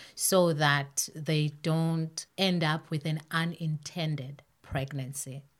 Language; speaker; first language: English; non-native, local second language; North Ndebele